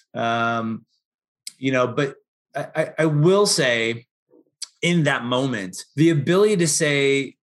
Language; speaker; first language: English; native; English